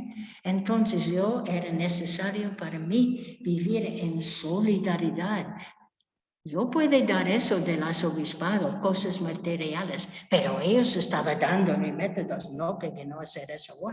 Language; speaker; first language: Spanish; non-native, fluent; English